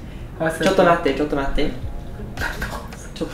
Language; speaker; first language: Japanese; non-native, learner; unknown